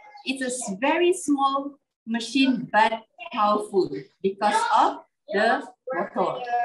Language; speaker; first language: English; non-native, local second language; Malay